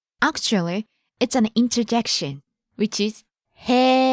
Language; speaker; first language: English; non-native, fluent; Japanese